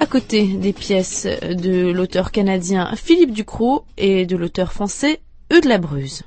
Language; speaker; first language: French; non-native, fluent; Czech